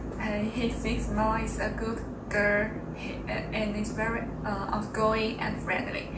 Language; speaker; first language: English; non-native, learner; Chinese